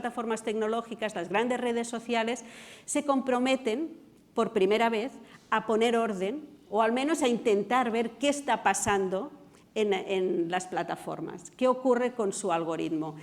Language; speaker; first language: Spanish; non-native, local second language; Catalan